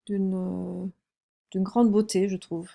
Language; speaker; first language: French; non-native, fluent; German